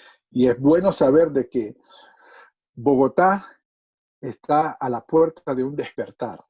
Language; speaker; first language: Spanish; native; Spanish